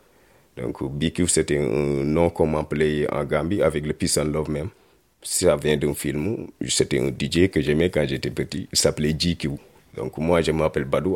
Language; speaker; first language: French; non-native, local second language; Wolof